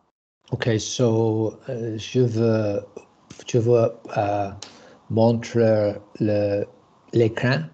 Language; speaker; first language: French; non-native, learner; English